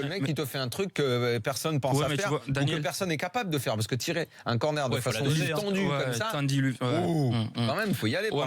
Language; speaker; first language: French; native; French